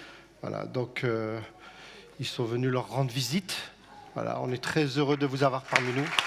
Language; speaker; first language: French; native; French